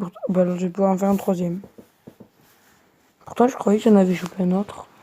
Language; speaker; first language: French; native; French